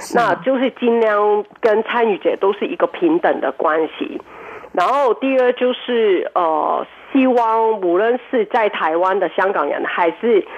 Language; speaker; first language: Chinese; non-native, local second language; Cantonese